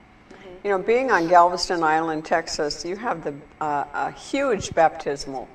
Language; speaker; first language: English; native; English